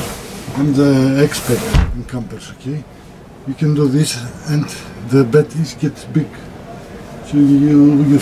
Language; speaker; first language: English; non-native, learner; Greek